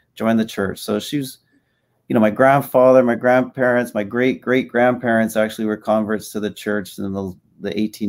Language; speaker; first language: English; native; English